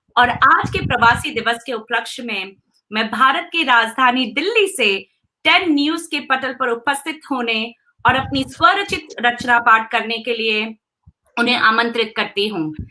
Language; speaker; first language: Hindi; native; Hindi